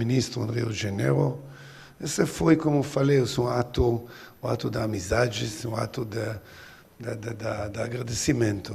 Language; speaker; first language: Portuguese; non-native, learner; Hebrew